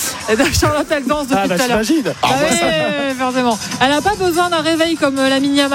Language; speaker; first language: French; native; French